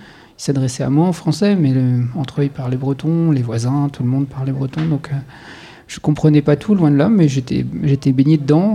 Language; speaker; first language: French; native; French